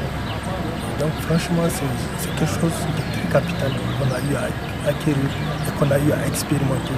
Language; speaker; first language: French; non-native, local second language; Hausa